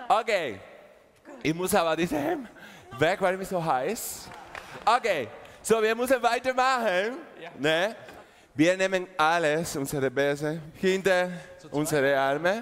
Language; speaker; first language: German; non-native, learner; Spanish